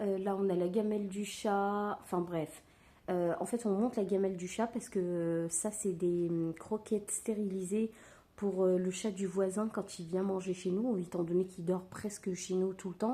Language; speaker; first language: French; native; French